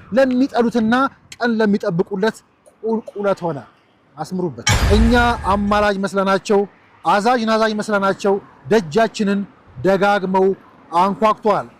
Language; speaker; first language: Amharic; native; Amharic